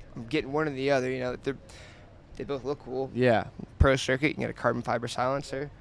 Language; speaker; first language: English; native; English